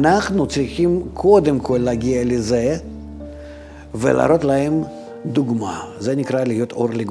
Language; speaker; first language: Hebrew; non-native, fluent; Russian